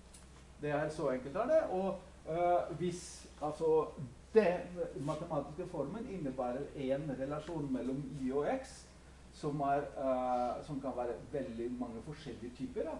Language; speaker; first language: Norwegian; non-native, fluent; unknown